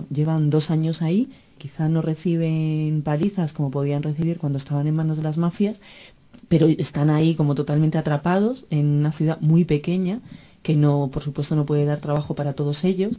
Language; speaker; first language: Spanish; native; Spanish